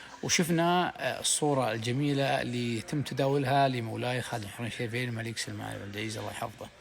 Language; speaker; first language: Arabic; native; Arabic